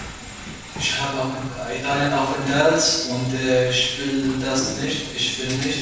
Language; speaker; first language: German; non-native, learner; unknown